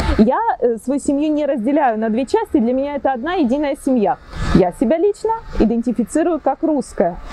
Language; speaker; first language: Russian; native; Russian